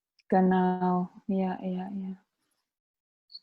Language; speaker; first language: German; non-native, fluent; Indonesian